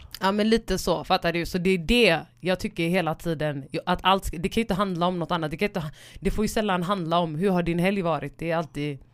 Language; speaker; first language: Swedish; early bilingual, other home language; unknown